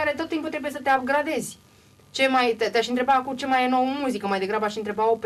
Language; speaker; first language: Romanian; native; Romanian